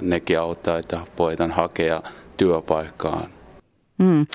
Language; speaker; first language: Finnish; non-native, learner; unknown